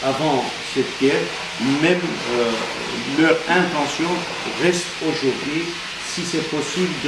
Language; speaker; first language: French; non-native, fluent; Armenian